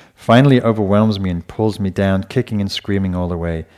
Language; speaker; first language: English; native; English